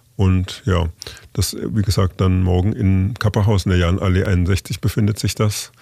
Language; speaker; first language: German; native; German